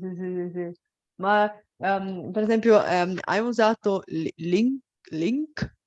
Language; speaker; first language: Italian; non-native, fluent; Bulgarian